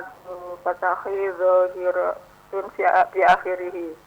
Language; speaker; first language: Arabic; non-native, learner; Indonesian